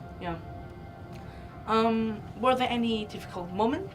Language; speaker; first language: English; non-native, learner; Vietnamese